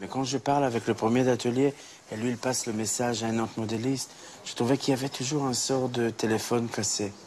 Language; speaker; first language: French; non-native, fluent; Hebrew